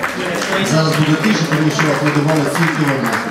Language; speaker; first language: Ukrainian; native; Ukrainian